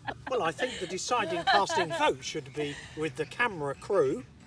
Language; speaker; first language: English; native; English